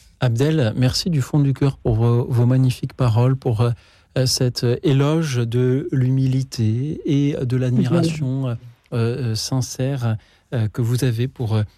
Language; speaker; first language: French; native; French